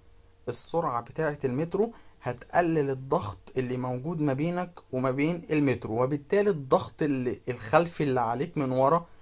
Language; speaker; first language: Arabic; native; Arabic